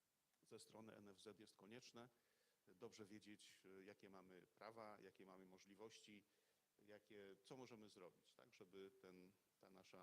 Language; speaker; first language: Polish; native; Polish